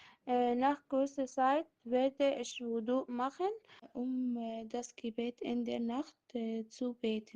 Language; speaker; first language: German; non-native, learner; Arabic